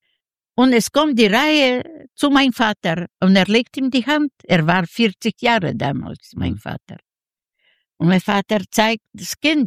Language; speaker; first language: German; non-native, learner; Yiddish